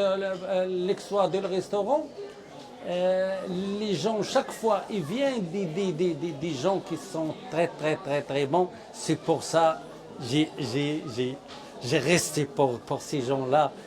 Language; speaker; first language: French; non-native, learner; Arabic